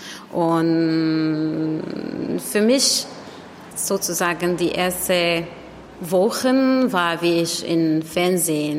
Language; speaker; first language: German; non-native, learner; Arabic